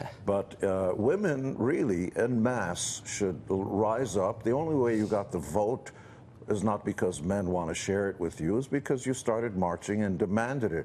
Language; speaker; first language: English; early bilingual, other home language; Hungarian